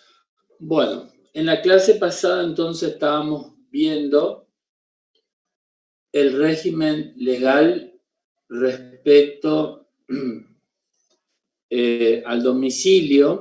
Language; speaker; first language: Spanish; native; Spanish